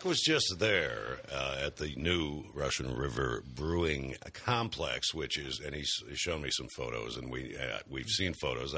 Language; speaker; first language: English; native; English